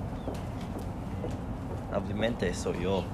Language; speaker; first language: Spanish; non-native, learner; English